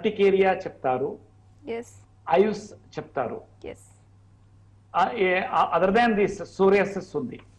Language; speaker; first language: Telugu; non-native, learner; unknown